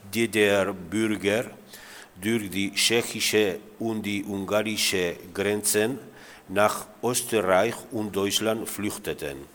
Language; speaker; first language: German; non-native, fluent; Spanish